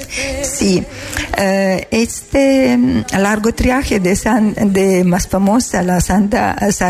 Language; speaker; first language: Spanish; non-native, fluent; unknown